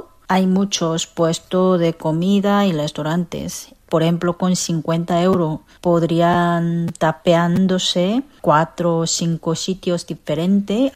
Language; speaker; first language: Spanish; non-native, fluent; Korean